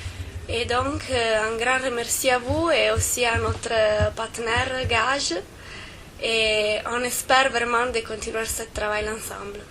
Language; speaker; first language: French; non-native, fluent; Italian